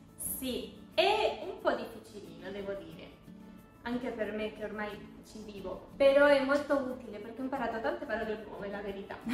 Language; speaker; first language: Italian; non-native, fluent; Spanish